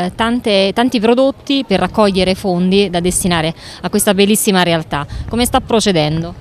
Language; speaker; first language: Italian; native; Italian